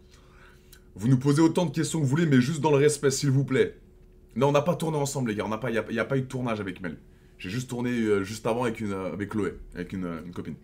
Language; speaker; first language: French; native; French